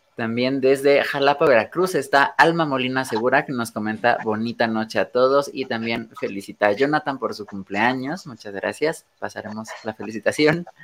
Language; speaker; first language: Spanish; native; Spanish